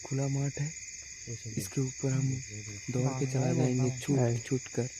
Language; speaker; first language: Hindi; non-native, local second language; Bangla